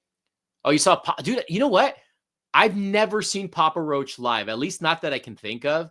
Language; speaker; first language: English; native; English